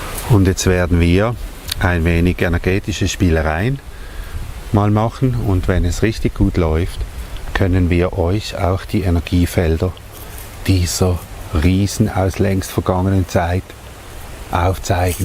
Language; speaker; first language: German; native; German